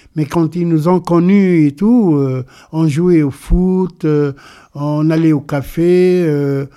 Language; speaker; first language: French; non-native, local second language; Arabic